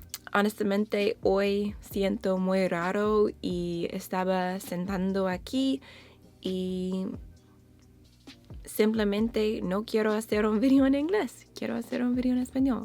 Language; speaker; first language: Spanish; non-native, learner; English